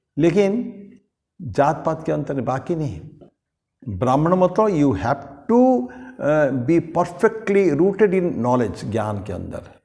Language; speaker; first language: Hindi; non-native, local second language; Bangla